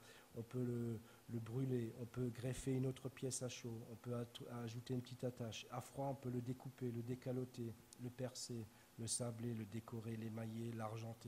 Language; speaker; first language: French; native; French